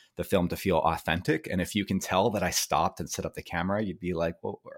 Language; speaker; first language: English; native; English